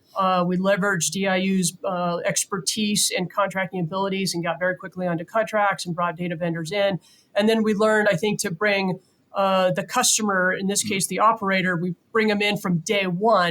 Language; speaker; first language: English; native; English